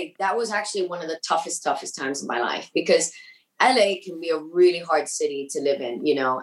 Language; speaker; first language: English; early bilingual, other home language; Spanish